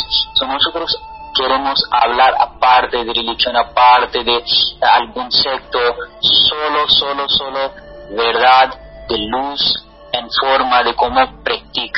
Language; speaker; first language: Spanish; non-native, learner; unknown